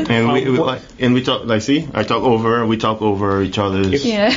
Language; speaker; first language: English; non-native, fluent; Portuguese